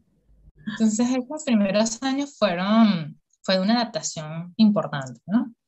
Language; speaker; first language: Spanish; native; Spanish